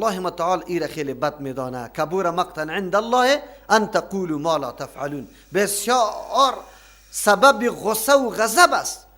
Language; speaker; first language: Persian; native; Persian